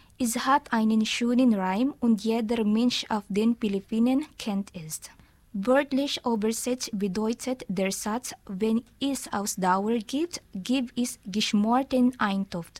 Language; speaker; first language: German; non-native, learner; Filipino